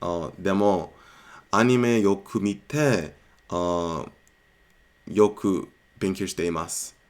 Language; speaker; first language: Japanese; non-native, learner; English